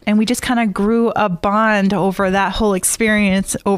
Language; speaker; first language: English; native; English